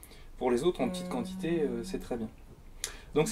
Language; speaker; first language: French; native; French